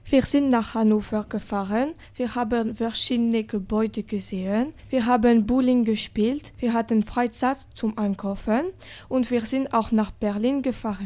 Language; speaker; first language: German; non-native, learner; French